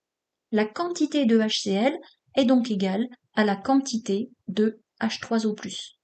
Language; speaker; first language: French; native; French